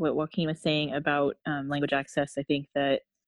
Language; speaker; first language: English; native; English